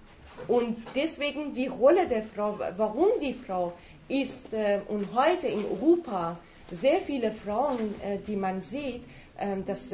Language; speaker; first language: German; non-native, fluent; Persian